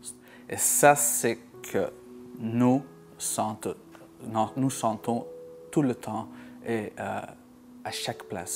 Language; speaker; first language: French; non-native, local second language; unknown